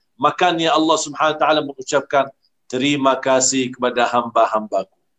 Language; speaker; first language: Malay; non-native, fluent; Arabic